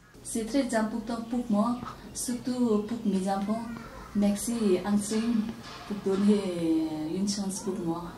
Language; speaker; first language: French; non-native, learner; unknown